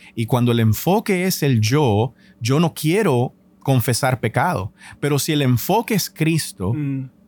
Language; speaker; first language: Spanish; native; Spanish